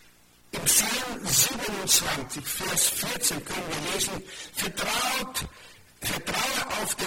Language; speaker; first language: German; non-native, fluent; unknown